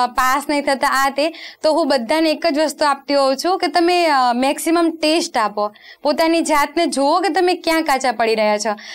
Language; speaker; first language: Gujarati; non-native, local second language; Rajasthani